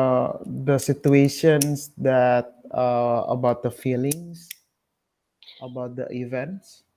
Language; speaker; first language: English; non-native, learner; Indonesian